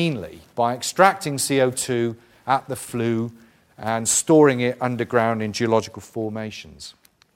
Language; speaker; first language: English; native; English